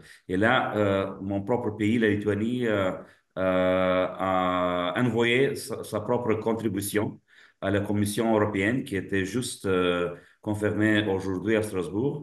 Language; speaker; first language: French; non-native, fluent; Lithuanian